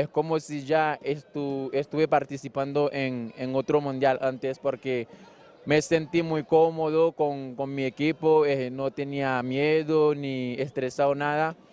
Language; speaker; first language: Spanish; non-native, fluent; Haitian Creole